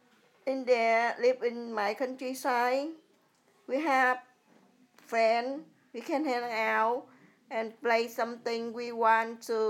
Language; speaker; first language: English; early bilingual, other home language; Vietnamese